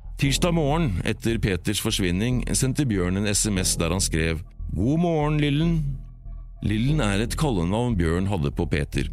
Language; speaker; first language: Norwegian; native; Norwegian